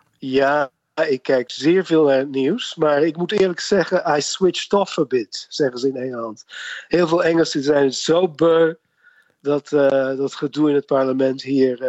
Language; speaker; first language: Dutch; native; Dutch